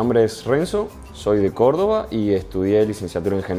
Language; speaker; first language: Portuguese; non-native, learner; Spanish